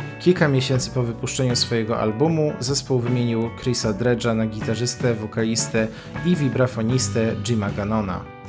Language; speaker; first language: Polish; native; Polish